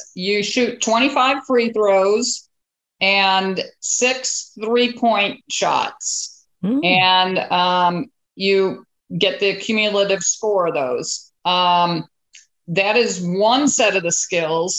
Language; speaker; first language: English; native; English